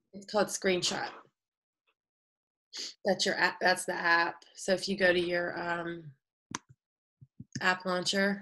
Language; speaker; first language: English; native; English